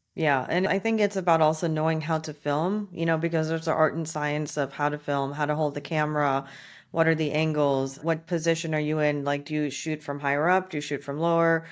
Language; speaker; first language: English; native; English